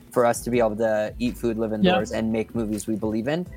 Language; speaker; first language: English; native; English